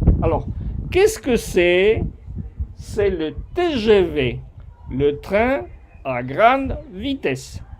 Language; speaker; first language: French; non-native, fluent; Spanish